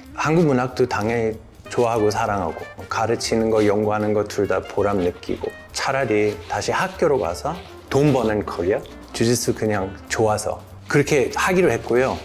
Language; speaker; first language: Korean; non-native, fluent; English